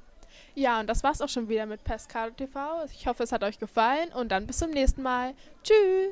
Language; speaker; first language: German; native; German